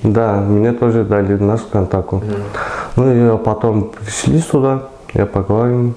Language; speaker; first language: Russian; non-native, local second language; Kyrgyz